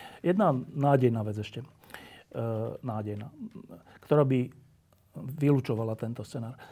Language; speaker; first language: Slovak; native; Slovak